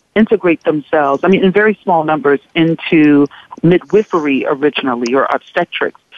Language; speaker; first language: English; native; English